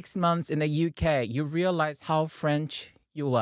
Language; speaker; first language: English; non-native, fluent; Chinese